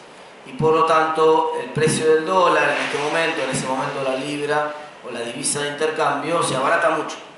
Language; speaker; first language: Spanish; native; Spanish